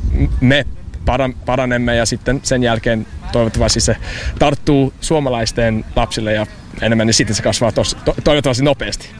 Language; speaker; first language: Finnish; non-native, fluent; English